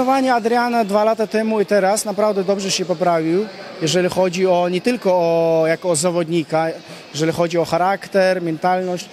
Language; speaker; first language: Polish; non-native, fluent; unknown